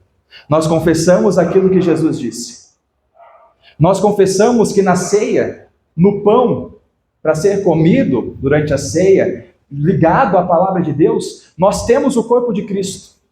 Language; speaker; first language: Portuguese; native; Portuguese